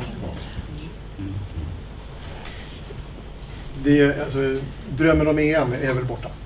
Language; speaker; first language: Swedish; native; Swedish